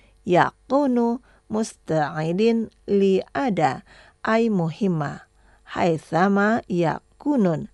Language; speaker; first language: Arabic; non-native, fluent; Indonesian